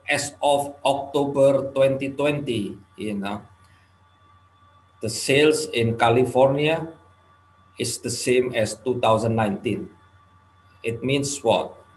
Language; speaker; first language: English; non-native, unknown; Indonesian